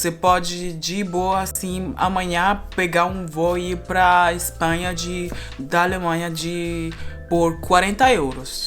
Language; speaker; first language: Portuguese; non-native, fluent; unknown